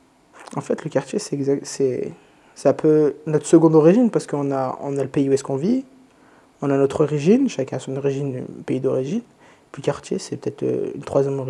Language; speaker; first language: French; native; French